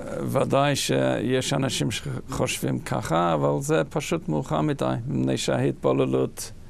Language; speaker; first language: Hebrew; non-native, fluent; English